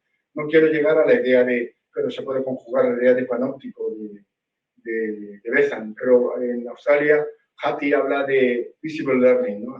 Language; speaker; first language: Spanish; native; Spanish